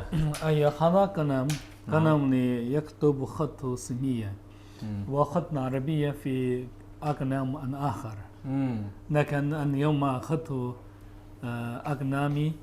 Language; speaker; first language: Arabic; non-native, learner; Chinese